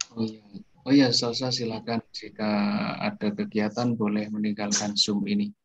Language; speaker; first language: Indonesian; native; Indonesian